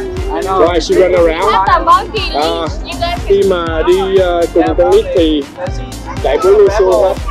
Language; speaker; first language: Vietnamese; early bilingual, heritage; Vietnamese